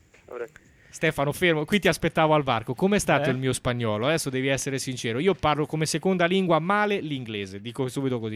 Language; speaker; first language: Italian; native; Italian